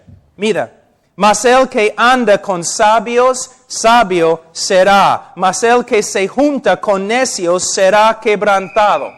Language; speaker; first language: Spanish; non-native, fluent; English